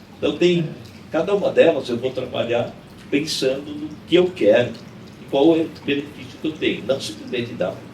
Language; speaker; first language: Portuguese; native; Portuguese